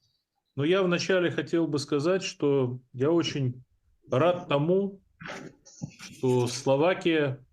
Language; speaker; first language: Russian; native; Russian